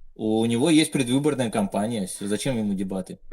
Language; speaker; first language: Russian; native; Russian